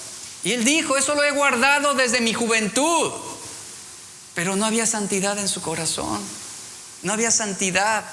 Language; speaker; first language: Spanish; native; Spanish